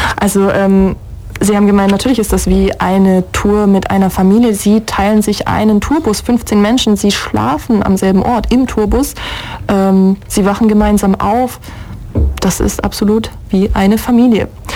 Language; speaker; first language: German; native; German